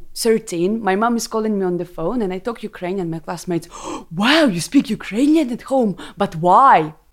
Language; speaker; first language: English; non-native, fluent; Ukrainian